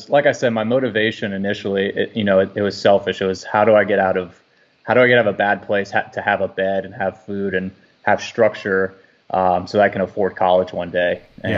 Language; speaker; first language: English; native; English